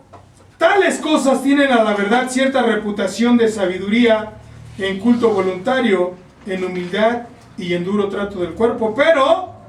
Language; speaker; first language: Spanish; native; Spanish